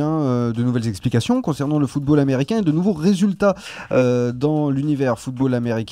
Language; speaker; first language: French; native; French